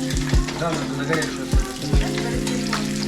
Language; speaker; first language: Russian; native; Russian